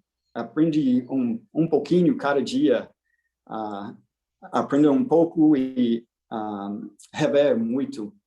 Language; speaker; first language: Portuguese; non-native, fluent; English